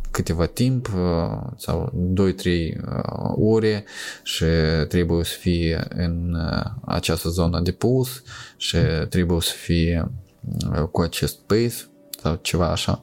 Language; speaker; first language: Romanian; non-native, local second language; Russian